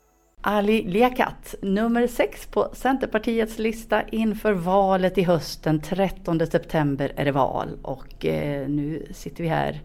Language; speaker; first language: Swedish; native; Swedish